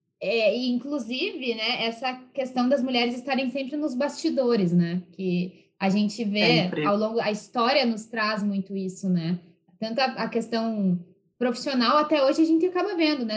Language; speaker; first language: Portuguese; native; Portuguese